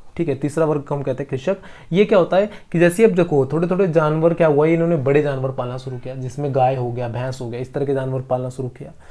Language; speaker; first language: Hindi; native; Hindi